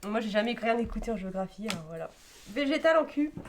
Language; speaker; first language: French; native; French